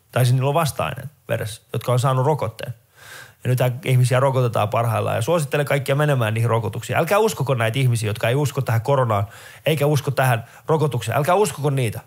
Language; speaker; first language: Finnish; early bilingual, other home language; Persian